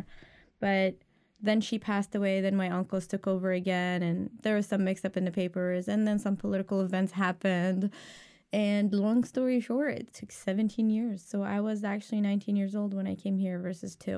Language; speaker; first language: English; non-native, fluent; Arabic